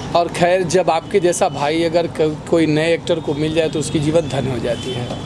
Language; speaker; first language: Hindi; native; Hindi